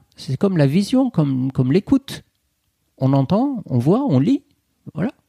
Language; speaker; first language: French; non-native, fluent; Persian